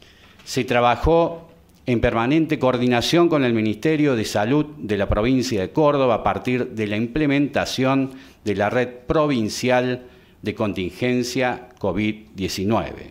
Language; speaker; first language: Spanish; native; Spanish